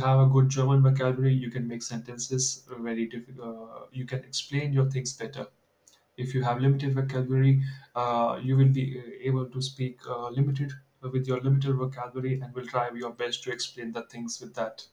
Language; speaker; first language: English; non-native, local second language; Hindi